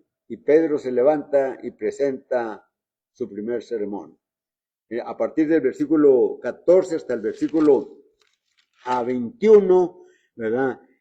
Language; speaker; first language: Spanish; native; Spanish